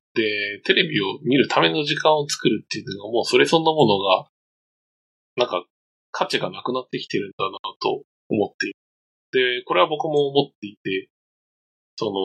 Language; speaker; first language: Japanese; native; Japanese